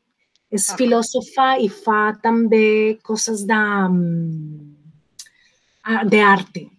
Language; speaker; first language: Catalan; non-native, fluent; Spanish